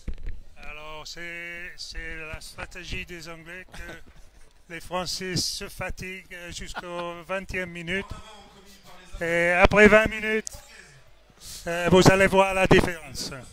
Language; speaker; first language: French; non-native, fluent; English